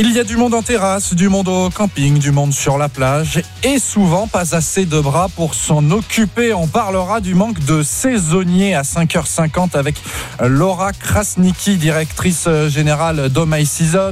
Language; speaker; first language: French; native; French